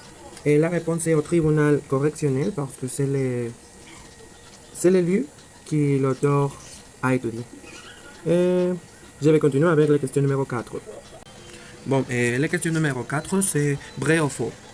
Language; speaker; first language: French; non-native, learner; Spanish